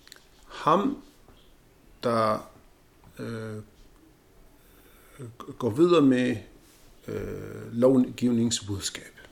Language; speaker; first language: Danish; non-native, fluent; Arabic